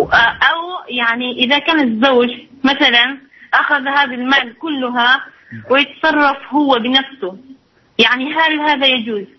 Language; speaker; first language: Arabic; non-native, learner; Malay